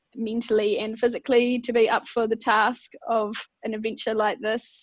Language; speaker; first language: English; native; English